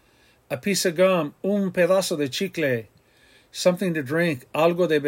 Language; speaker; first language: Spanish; non-native, fluent; English